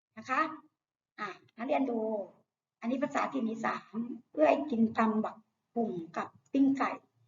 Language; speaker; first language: Thai; native; Thai